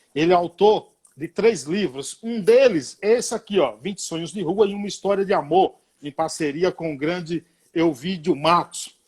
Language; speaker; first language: Portuguese; native; Portuguese